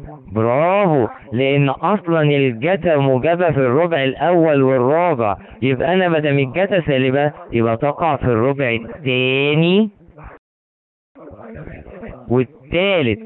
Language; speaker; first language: Arabic; native; Arabic